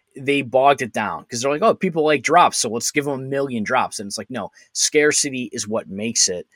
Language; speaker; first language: English; native; English